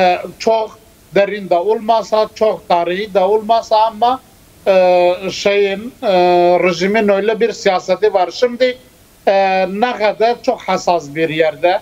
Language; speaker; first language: Turkish; non-native, fluent; Kurdish